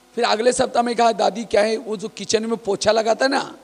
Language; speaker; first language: Hindi; non-native, local second language; Marathi